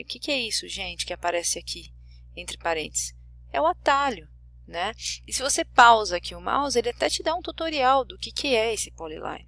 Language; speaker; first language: Portuguese; native; Portuguese